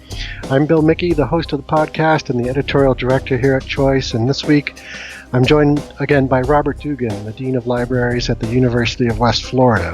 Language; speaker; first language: English; native; English